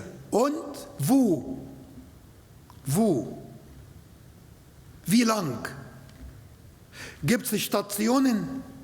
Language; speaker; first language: German; non-native, learner; Arabic